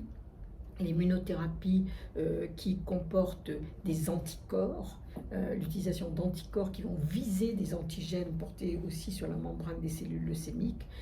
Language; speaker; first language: French; native; French